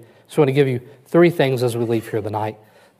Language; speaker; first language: English; native; English